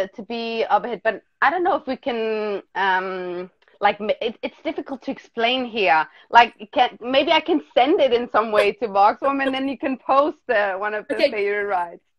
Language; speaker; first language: English; non-native, fluent; Danish